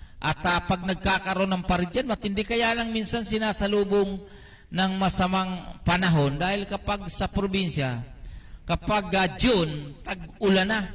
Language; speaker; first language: Filipino; non-native, local second language; Bikol